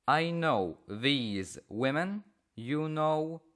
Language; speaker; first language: English; non-native, fluent; Polish